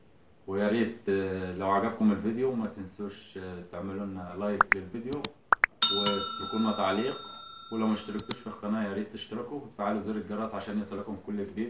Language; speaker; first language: Arabic; native; Arabic